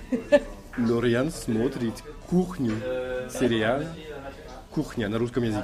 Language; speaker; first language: Russian; non-native, fluent; French